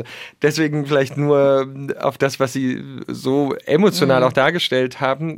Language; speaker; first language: German; native; German